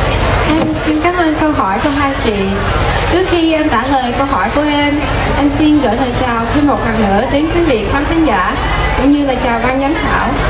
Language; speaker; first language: Vietnamese; early bilingual, heritage; Vietnamese